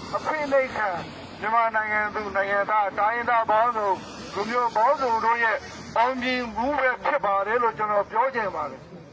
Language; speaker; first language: Burmese; non-native, local second language; Rohingya